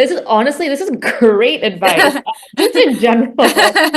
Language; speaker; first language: English; native; English